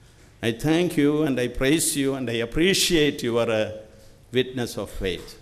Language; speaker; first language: English; non-native, local second language; Malayalam